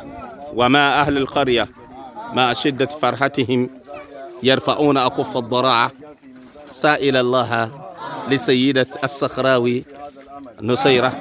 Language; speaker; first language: Arabic; non-native, fluent; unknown